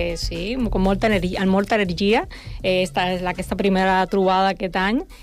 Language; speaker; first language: Catalan; non-native, fluent; Spanish